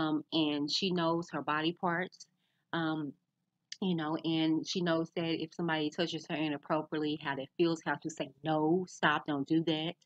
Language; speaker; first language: English; native; English